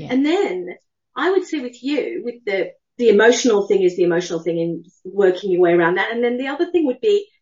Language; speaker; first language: English; native; English